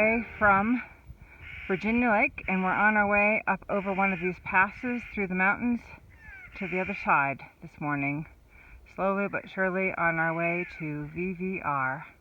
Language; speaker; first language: English; non-native, fluent; German